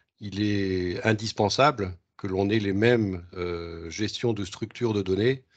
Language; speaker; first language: French; native; French